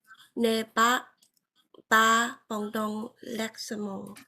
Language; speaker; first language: French; non-native, learner; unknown